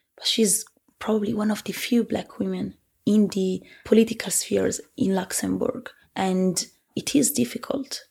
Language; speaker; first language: English; early bilingual, heritage; Italian